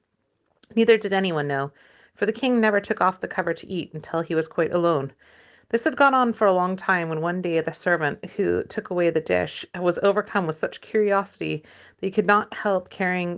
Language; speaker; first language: English; native; English